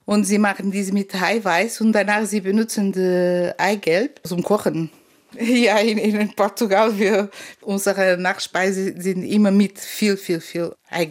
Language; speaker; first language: German; non-native, learner; Portuguese